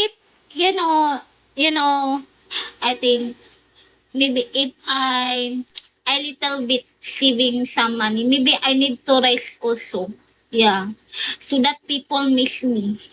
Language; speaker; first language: English; non-native, learner; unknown